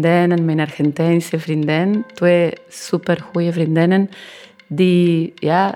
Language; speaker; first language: Dutch; non-native, learner; Spanish